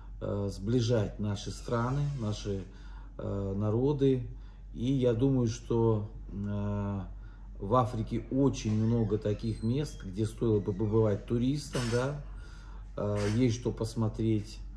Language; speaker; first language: Russian; native; Russian